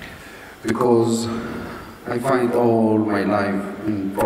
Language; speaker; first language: English; non-native, learner; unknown